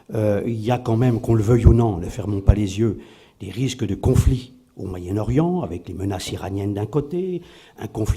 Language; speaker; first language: French; native; French